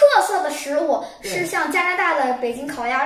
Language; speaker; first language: Chinese; early bilingual, heritage; Chinese